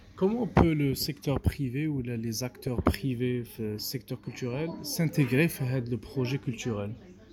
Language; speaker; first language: French; non-native, local second language; Arabic